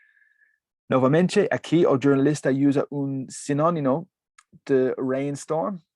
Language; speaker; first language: Portuguese; non-native, learner; English